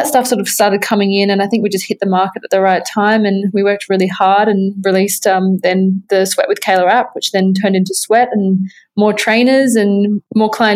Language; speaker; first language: English; native; English